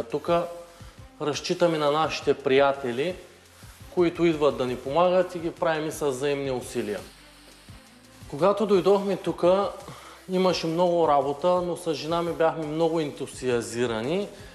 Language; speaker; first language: Bulgarian; native; Bulgarian